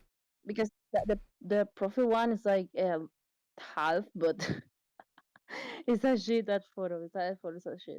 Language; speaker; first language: English; non-native, learner; Spanish